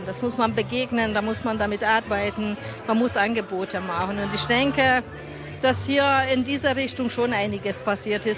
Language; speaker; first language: German; non-native, fluent; Hungarian